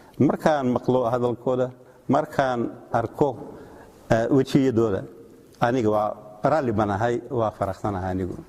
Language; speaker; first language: Somali; non-native, fluent; Russian